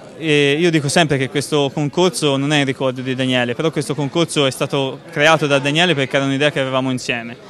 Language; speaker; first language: Italian; native; Italian